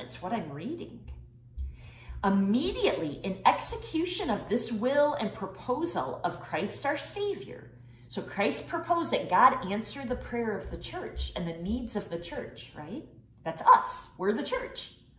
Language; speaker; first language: English; native; English